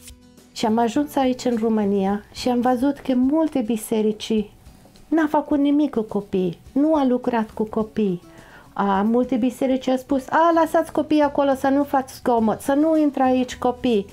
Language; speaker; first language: Romanian; non-native, learner; English